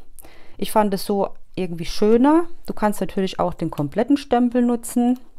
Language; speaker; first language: German; native; German